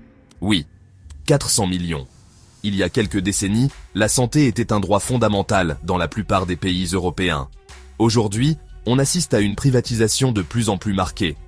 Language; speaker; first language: French; native; French